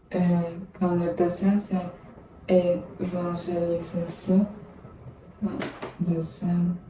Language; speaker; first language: French; non-native, learner; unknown